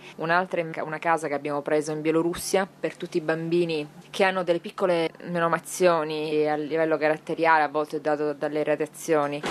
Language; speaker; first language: Italian; native; Italian